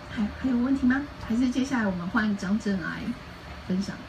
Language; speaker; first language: Chinese; native; Chinese